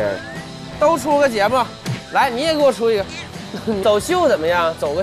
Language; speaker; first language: Chinese; native; Chinese